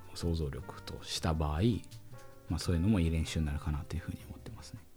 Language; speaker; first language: Japanese; non-native, fluent; German